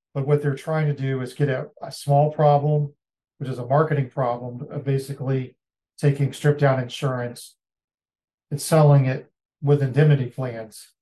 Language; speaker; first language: English; native; English